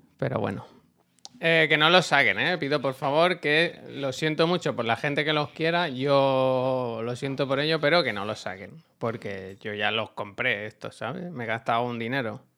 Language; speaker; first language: Spanish; native; Spanish